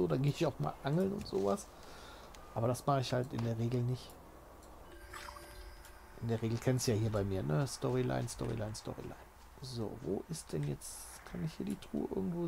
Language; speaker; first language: German; native; German